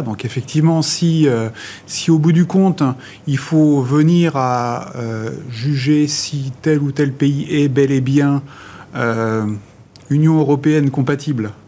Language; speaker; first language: French; native; French